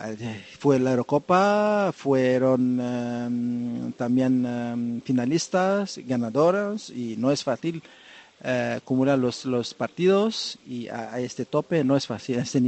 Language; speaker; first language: Spanish; non-native, fluent; French